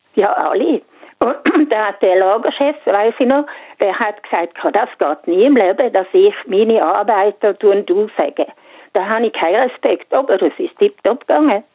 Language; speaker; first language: German; non-native, fluent; Swedish